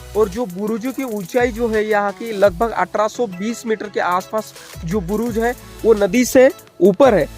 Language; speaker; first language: Hindi; non-native, local second language; Marathi